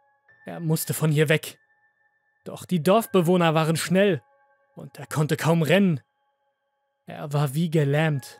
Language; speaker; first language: German; native; German